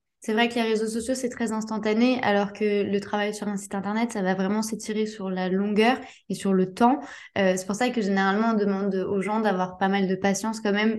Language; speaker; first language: French; native; French